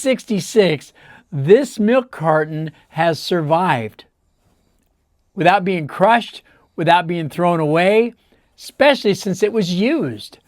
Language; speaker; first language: English; native; English